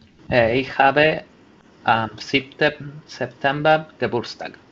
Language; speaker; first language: German; non-native, learner; Spanish